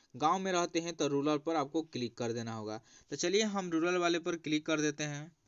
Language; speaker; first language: Hindi; native; Hindi